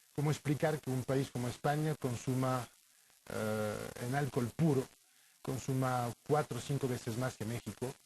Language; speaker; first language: Spanish; non-native, fluent; French